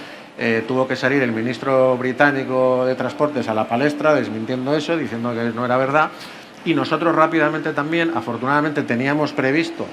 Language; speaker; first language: Spanish; native; Spanish